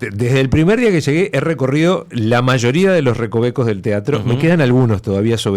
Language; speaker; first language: Spanish; native; Spanish